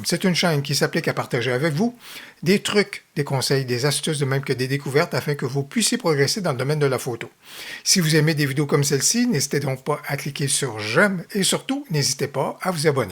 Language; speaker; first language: French; native; French